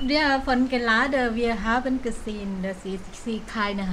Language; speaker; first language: German; non-native, learner; Thai